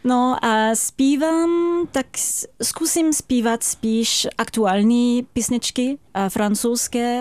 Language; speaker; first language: Czech; non-native, fluent; French